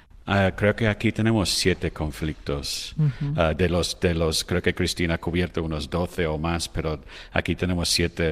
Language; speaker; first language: Spanish; non-native, fluent; English